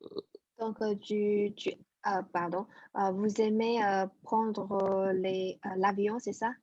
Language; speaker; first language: French; non-native, fluent; Chinese